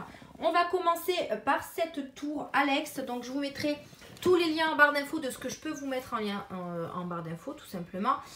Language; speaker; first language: French; native; French